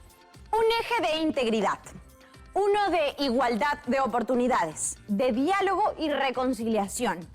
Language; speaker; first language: Spanish; native; Spanish